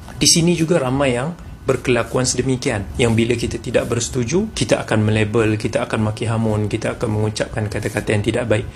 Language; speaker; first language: Malay; native; Malay